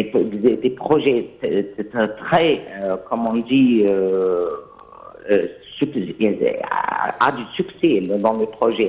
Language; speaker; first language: French; non-native, fluent; Arabic